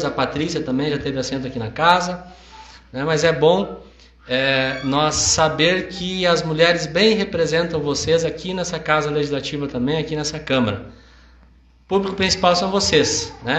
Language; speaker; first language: Portuguese; native; Portuguese